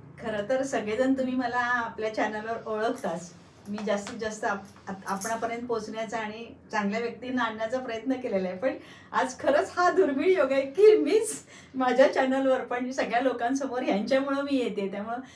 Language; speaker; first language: Marathi; non-native, local second language; Gujarati